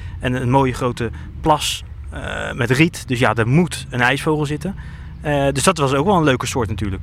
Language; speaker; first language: Dutch; native; Dutch